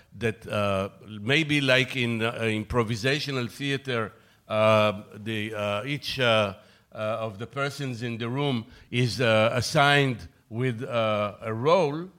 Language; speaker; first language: English; non-native, fluent; Hebrew